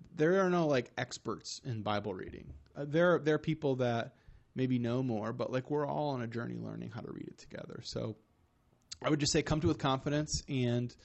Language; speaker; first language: English; native; English